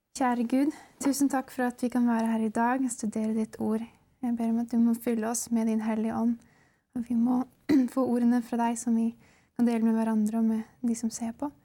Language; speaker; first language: English; non-native, fluent; Norwegian